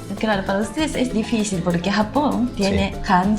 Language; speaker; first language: Spanish; non-native, learner; Japanese